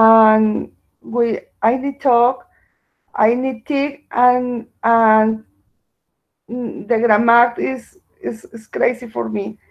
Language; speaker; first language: English; non-native, learner; Spanish